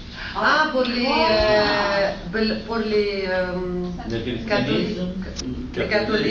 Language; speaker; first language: French; non-native, learner; Spanish